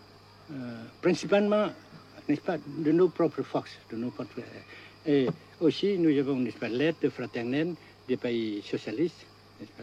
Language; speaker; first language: French; non-native, fluent; Vietnamese